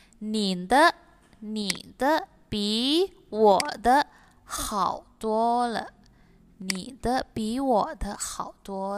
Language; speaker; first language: Chinese; non-native, fluent; Indonesian